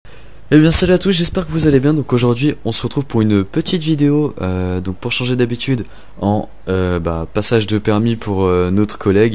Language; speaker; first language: French; native; French